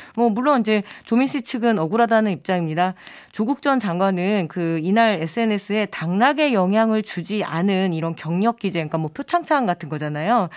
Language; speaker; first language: Korean; native; Korean